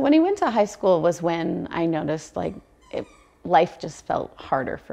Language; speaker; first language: English; native; English